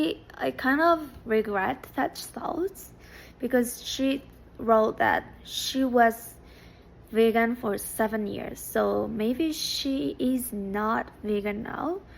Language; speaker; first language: English; non-native, fluent; Japanese